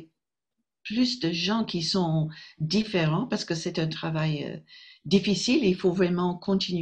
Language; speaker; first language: French; non-native, fluent; English